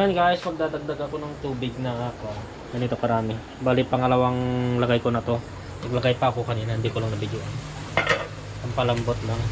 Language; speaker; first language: Filipino; non-native, local second language; Iloko